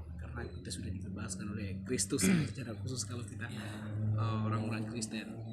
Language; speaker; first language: Indonesian; non-native, local second language; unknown